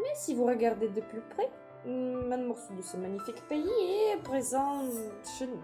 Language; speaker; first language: French; non-native, fluent; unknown